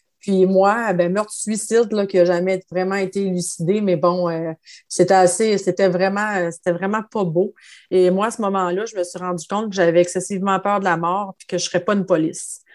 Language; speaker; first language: French; native; French